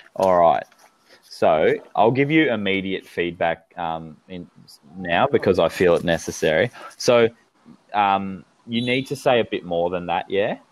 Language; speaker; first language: English; native; English